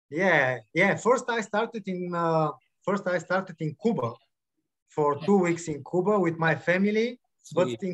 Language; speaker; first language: English; non-native, learner; Bulgarian